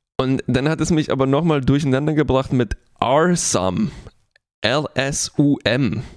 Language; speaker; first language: German; non-native, fluent; Polish